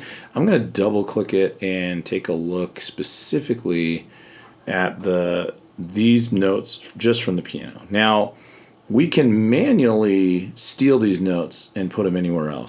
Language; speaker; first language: English; native; English